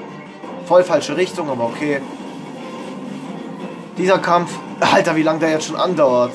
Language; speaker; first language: German; native; German